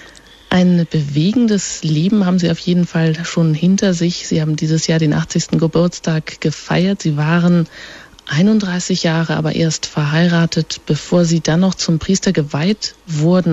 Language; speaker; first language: German; native; German